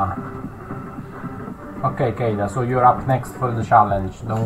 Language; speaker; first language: English; non-native, fluent; Italian